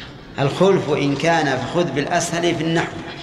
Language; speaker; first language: Arabic; native; Arabic